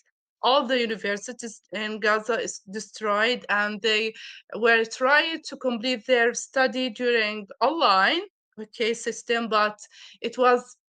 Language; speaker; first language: English; non-native, learner; Arabic